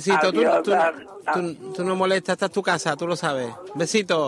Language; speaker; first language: Spanish; native; Spanish